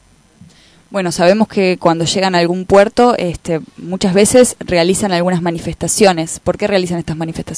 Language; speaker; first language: Spanish; native; Spanish